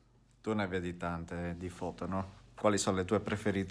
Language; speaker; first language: Italian; native; Italian